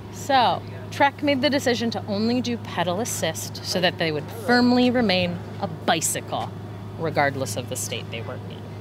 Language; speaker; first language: English; native; English